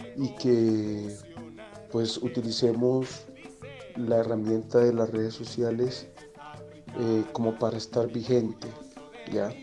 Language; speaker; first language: Spanish; native; Spanish